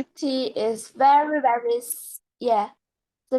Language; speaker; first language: English; non-native, learner; Chinese